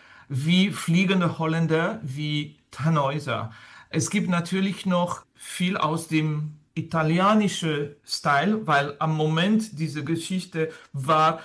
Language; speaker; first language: German; non-native, fluent; French